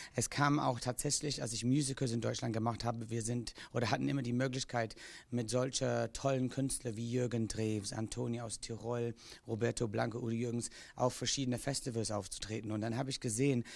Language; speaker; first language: German; non-native, fluent; English